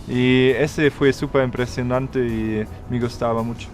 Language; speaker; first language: Spanish; non-native, fluent; German